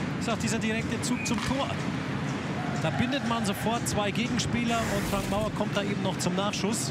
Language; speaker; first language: German; native; German